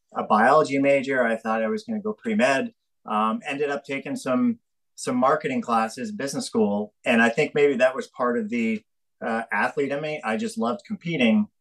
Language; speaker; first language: English; native; English